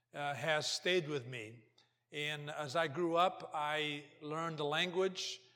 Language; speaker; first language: English; early bilingual, other home language; Portuguese